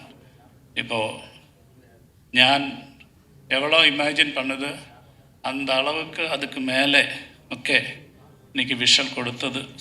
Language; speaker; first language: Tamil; non-native, learner; Malayalam